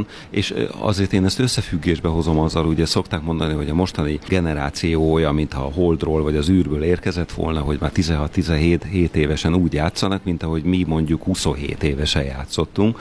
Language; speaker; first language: Hungarian; native; Hungarian